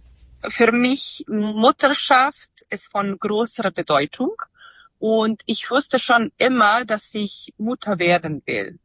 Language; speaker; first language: German; non-native, fluent; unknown